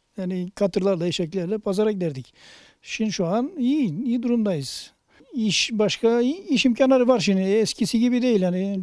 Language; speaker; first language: Turkish; native; Turkish